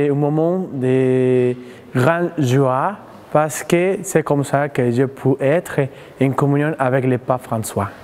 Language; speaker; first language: French; non-native, fluent; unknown